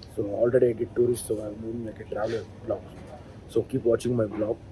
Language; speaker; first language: English; non-native, local second language; Kannada